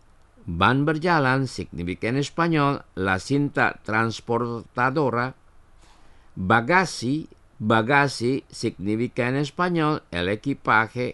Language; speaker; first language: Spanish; non-native, fluent; Indonesian